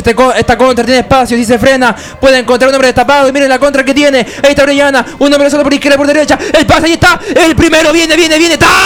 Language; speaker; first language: Spanish; native; Spanish